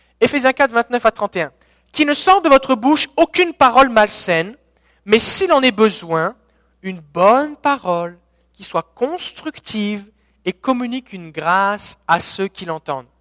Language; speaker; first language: French; native; French